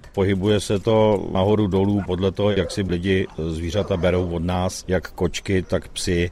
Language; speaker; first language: Czech; native; Czech